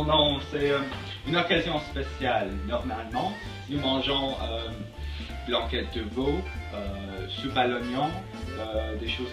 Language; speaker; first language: French; non-native, learner; English